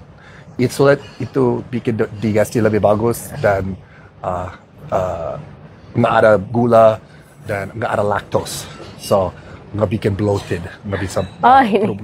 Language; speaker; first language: Indonesian; non-native, fluent; English